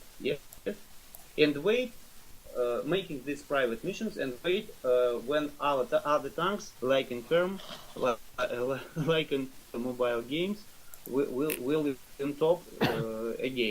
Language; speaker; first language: English; non-native, learner; Russian